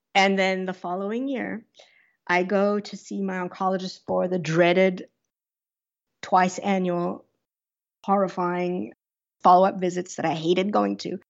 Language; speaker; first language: English; native; English